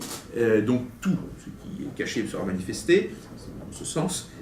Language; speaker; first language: French; native; French